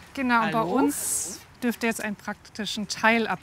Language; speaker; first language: German; native; German